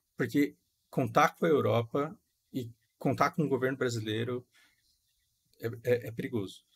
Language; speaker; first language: Portuguese; native; Portuguese